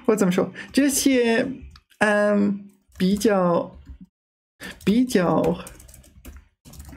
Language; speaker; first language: Chinese; non-native, learner; English